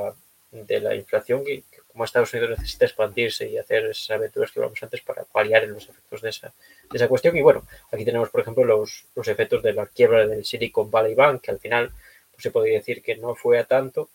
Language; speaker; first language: Spanish; native; Spanish